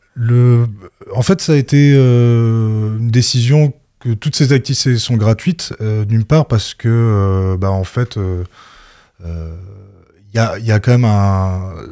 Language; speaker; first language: French; native; French